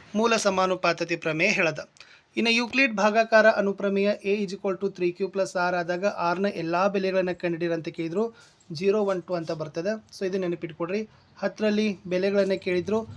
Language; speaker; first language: Kannada; native; Kannada